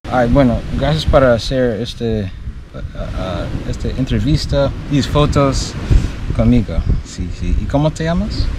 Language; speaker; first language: Spanish; non-native, learner; English